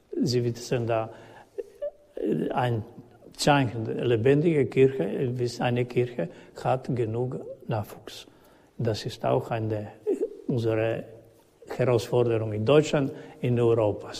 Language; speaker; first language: German; non-native, learner; Croatian